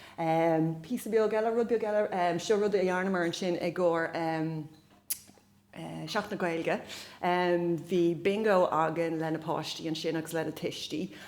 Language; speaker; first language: Irish; non-native, local second language; English